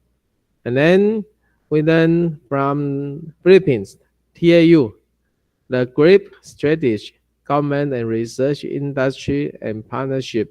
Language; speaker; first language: English; non-native, learner; Chinese